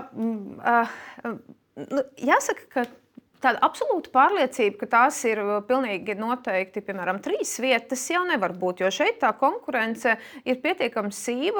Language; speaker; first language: Latvian; native; Latvian